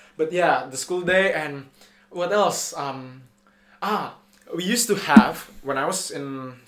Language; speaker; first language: English; non-native, fluent; Indonesian